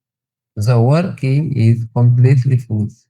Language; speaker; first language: English; non-native, learner; Tigrinya